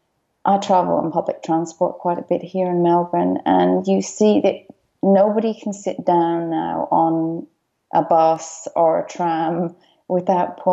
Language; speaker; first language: English; native; English